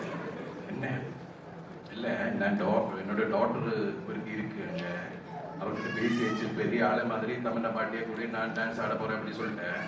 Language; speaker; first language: Tamil; non-native, learner; Malayalam